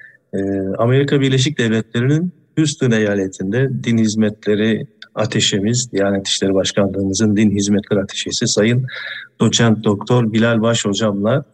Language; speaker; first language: Turkish; native; Turkish